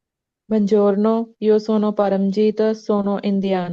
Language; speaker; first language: Italian; non-native, learner; Punjabi